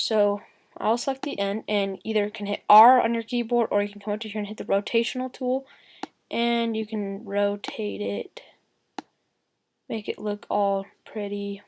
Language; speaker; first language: English; native; English